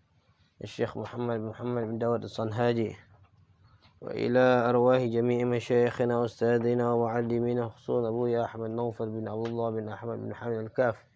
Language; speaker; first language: Arabic; non-native, fluent; Indonesian